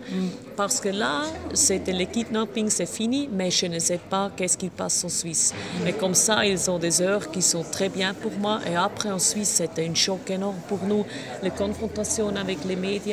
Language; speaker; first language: French; non-native, local second language; German